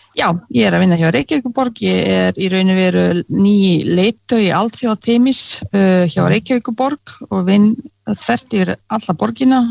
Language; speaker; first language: Icelandic; non-native, fluent; Bosnian